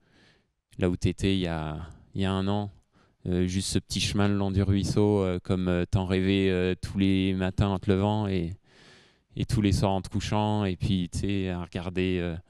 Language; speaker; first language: French; native; French